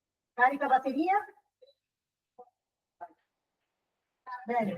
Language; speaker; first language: Italian; non-native, fluent; Portuguese